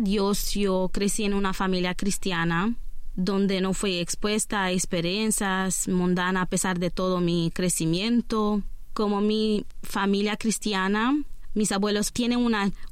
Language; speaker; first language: Spanish; non-native, learner; Romanian